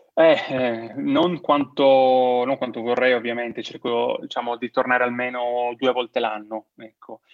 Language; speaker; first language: Italian; native; Italian